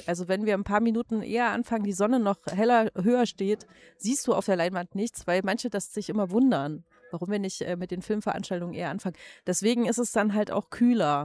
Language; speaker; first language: German; native; German